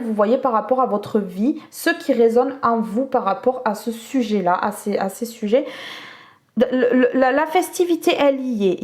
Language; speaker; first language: French; native; French